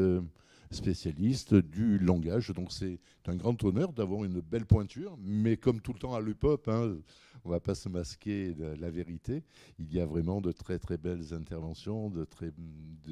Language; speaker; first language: French; native; French